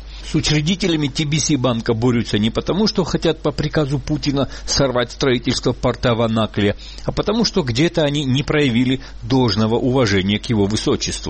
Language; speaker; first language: Russian; native; Russian